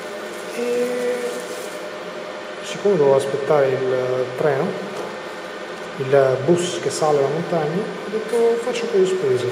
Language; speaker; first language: Italian; early bilingual, other home language; Albanian